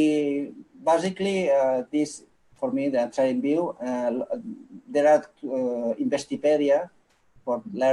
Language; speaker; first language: English; non-native, local second language; Catalan